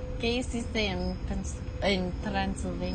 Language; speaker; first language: Spanish; non-native, fluent; English